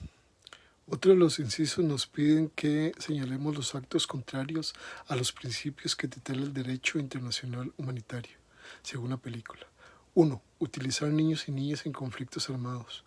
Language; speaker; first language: Spanish; native; Spanish